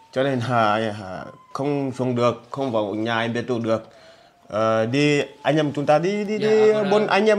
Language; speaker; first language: Vietnamese; non-native, learner; Portuguese